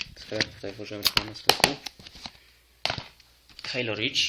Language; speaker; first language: Polish; native; Polish